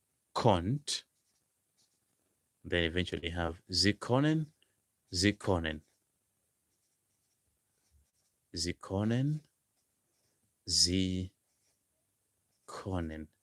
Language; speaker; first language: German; non-native, fluent; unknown